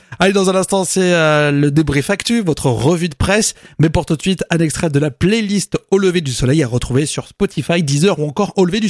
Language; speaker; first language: French; native; French